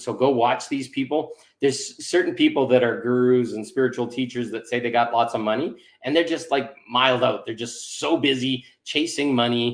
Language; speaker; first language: English; native; English